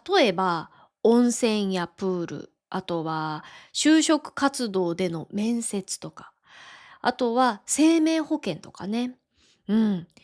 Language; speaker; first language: Japanese; native; Japanese